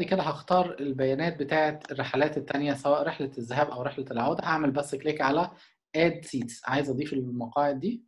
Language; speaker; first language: Arabic; native; Arabic